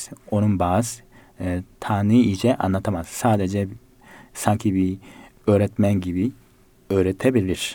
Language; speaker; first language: Turkish; non-native, fluent; Korean